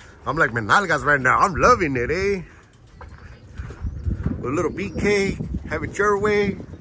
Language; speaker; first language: English; early bilingual, other home language; Spanish